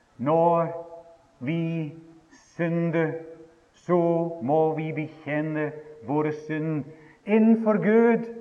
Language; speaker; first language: Norwegian; non-native, fluent; English